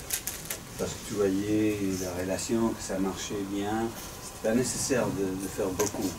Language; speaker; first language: French; non-native, fluent; English